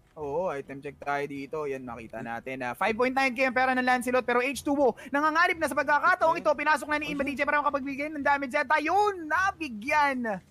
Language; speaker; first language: Filipino; native; Filipino